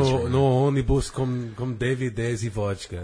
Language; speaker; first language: Portuguese; non-native, fluent; English